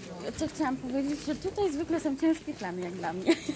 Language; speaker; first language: Polish; native; Polish